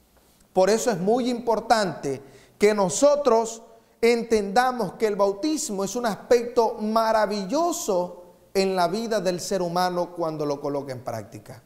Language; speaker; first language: Spanish; native; Spanish